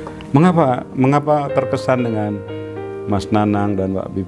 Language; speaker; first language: Indonesian; non-native, local second language; Javanese